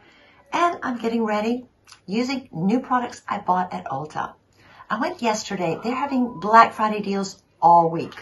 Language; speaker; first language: English; native; English